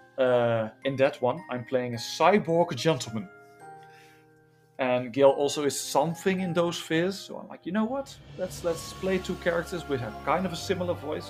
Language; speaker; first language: English; non-native, fluent; Dutch